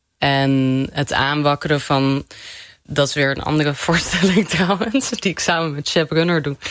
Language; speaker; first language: Dutch; non-native, fluent; Arabic